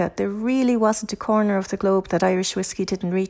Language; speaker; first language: English; native; English